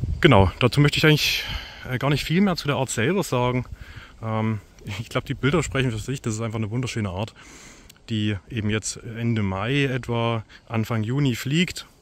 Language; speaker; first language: German; native; German